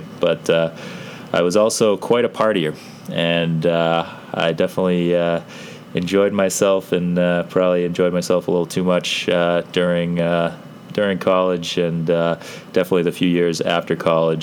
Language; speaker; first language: English; native; English